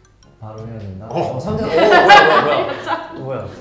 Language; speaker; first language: Korean; native; Korean